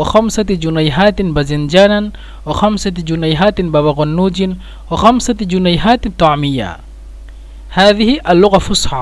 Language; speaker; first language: Arabic; non-native, fluent; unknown